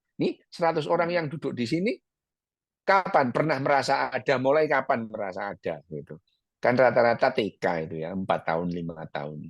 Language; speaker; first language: Indonesian; early bilingual, other home language; Arabic